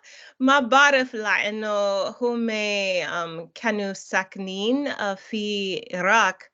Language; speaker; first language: Arabic; non-native, learner; English